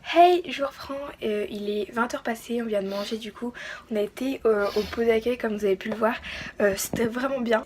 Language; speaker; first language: French; native; French